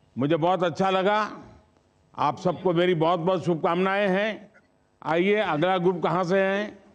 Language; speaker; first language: Hindi; non-native, local second language; Gujarati